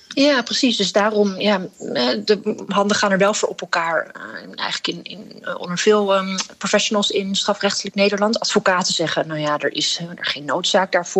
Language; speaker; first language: Dutch; native; Dutch